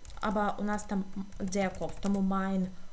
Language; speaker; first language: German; non-native, fluent; Ukrainian